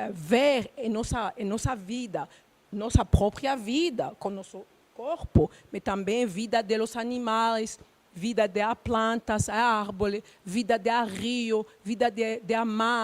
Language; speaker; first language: Portuguese; non-native, learner; Luba-Lulua